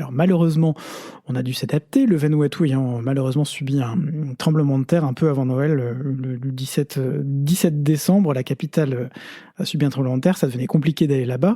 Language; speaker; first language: French; native; French